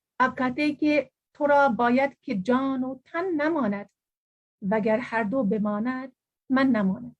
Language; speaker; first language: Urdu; non-native, fluent; Persian